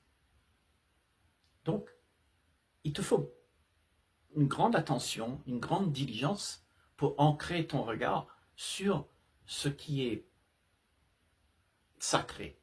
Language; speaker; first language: French; native; French